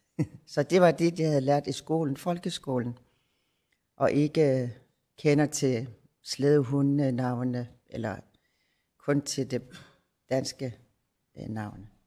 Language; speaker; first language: Danish; non-native, local second language; Kalaallisut